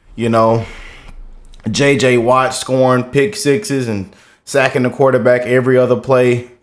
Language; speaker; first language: English; native; English